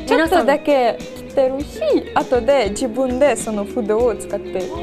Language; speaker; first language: Japanese; non-native, learner; Ukrainian